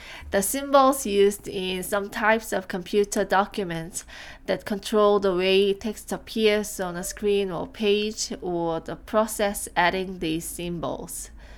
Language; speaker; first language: English; non-native, fluent; Korean